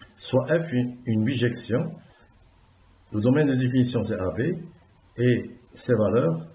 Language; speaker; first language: French; non-native, local second language; Arabic